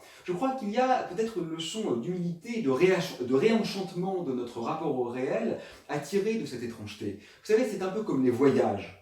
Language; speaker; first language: French; native; French